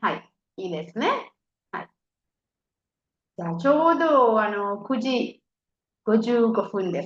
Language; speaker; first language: Japanese; non-native, fluent; Sinhala